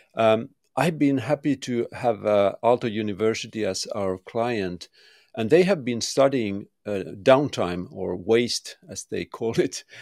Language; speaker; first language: English; non-native, fluent; Finnish